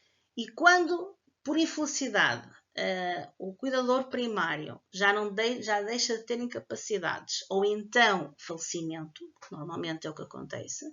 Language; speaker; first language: Portuguese; native; Portuguese